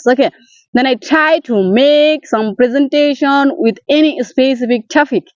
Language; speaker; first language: English; non-native, learner; Bangla